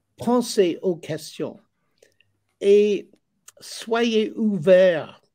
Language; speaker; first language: French; non-native, learner; English